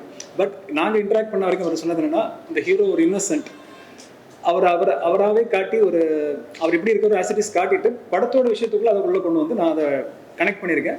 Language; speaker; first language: Tamil; native; Tamil